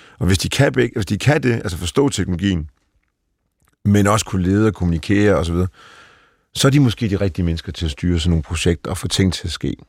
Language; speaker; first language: Danish; early bilingual, other home language; Polish